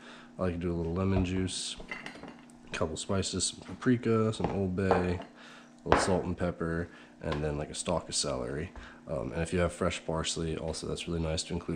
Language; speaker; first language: English; native; English